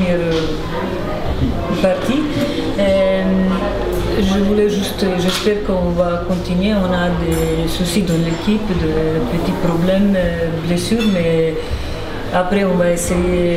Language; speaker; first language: French; non-native, fluent; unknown